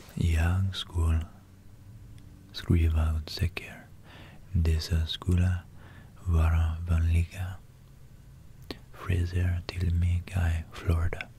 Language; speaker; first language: Swedish; non-native, learner; English